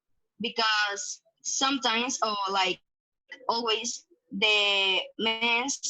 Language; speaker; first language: English; non-native, learner; Spanish